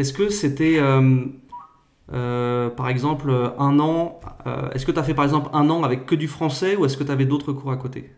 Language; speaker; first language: French; native; French